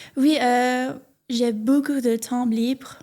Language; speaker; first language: French; non-native, learner; English